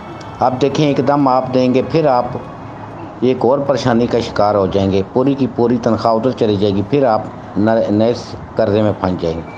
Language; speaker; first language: Urdu; native; Urdu